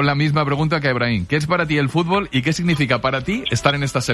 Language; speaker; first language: Spanish; native; Spanish